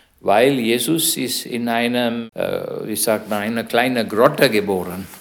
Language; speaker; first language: German; non-native, learner; Sinhala